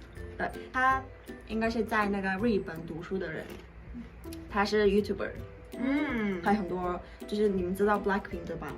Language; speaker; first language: Chinese; non-native, fluent; Mongolian